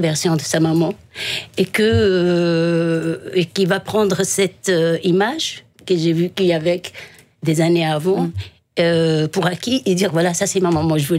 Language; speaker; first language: French; non-native, local second language; Arabic